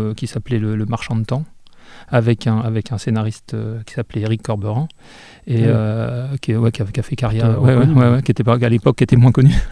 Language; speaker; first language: French; native; French